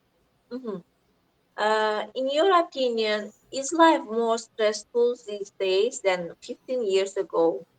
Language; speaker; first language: English; non-native, learner; Azerbaijani